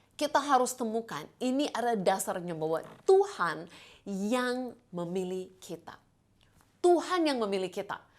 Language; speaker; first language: Indonesian; non-native, fluent; English